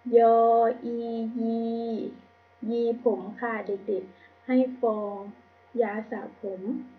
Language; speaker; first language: Thai; native; Thai